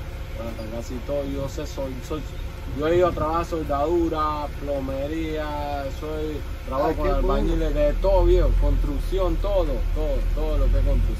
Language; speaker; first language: Spanish; native; Spanish